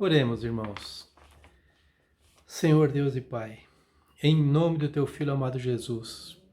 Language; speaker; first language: Portuguese; native; Portuguese